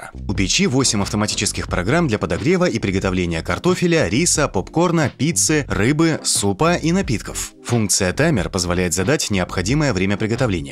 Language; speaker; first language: Russian; native; Russian